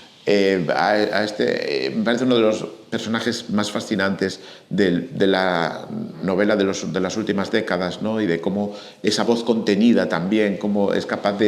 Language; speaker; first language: Spanish; native; Spanish